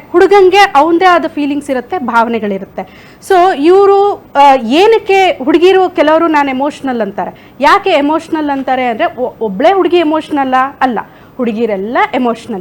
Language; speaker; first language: Kannada; native; Kannada